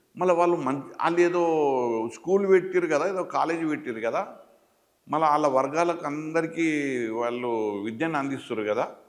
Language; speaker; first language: Telugu; native; Telugu